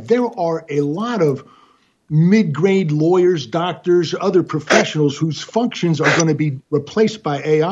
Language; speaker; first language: English; native; English